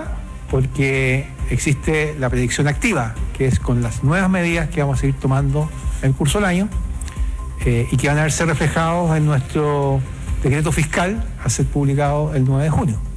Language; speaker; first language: Spanish; native; Spanish